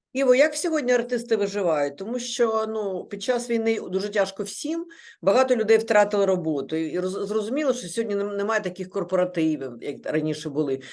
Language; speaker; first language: Ukrainian; non-native, local second language; Russian